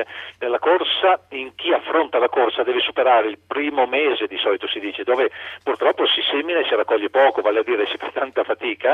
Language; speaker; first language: Italian; native; Italian